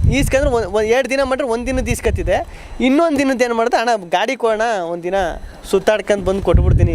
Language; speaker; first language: Kannada; native; Kannada